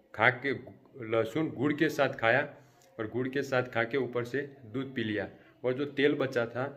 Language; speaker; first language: Hindi; non-native, local second language; Gujarati